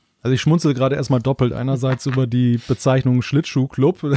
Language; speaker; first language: German; native; German